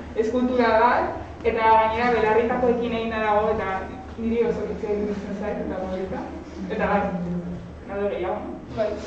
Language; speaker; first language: Basque; non-native, local second language; Spanish